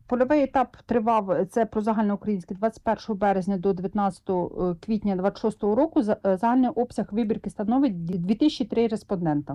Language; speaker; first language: Ukrainian; native; Ukrainian